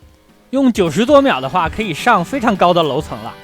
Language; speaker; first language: Chinese; native; Chinese